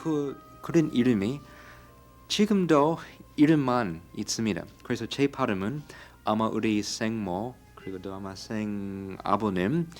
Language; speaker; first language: Korean; non-native, fluent; English